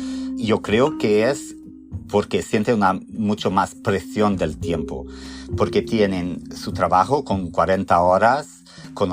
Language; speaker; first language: Spanish; non-native, fluent; Portuguese